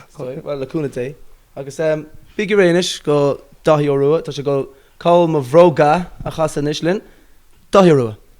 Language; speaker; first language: Irish; native; Irish